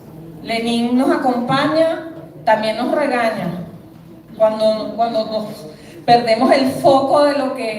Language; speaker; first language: Spanish; native; Spanish